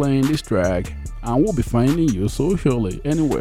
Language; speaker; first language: English; non-native, local second language; Igbo